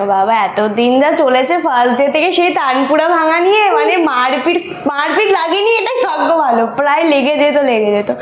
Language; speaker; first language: Bangla; native; Bangla